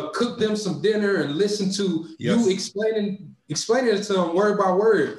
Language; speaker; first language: English; native; English